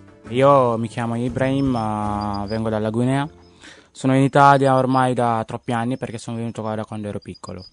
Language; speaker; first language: Italian; early bilingual, other home language; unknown